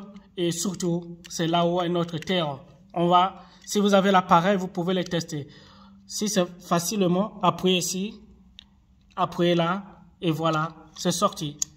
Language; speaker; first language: French; non-native, local second language; Arabic